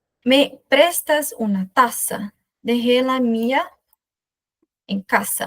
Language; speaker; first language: Spanish; non-native, fluent; Portuguese